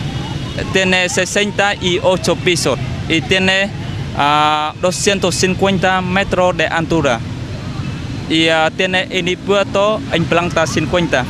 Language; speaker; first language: Spanish; non-native, learner; Vietnamese